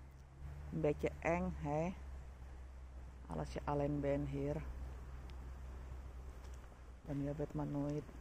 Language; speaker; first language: Dutch; non-native, learner; Indonesian